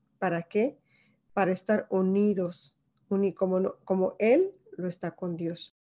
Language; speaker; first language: Spanish; native; Spanish